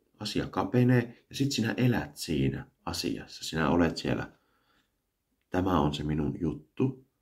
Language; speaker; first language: Finnish; native; Finnish